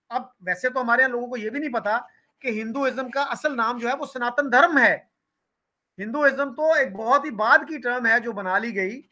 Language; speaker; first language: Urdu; non-native, local second language; Punjabi